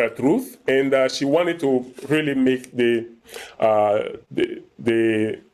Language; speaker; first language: English; non-native, fluent; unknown